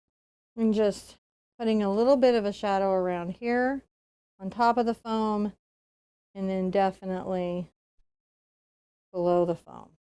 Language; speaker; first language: English; native; English